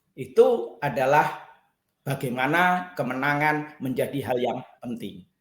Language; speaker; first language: Indonesian; native; Indonesian